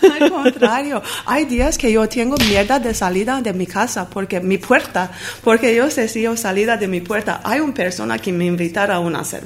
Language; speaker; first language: Spanish; non-native, learner; Armenian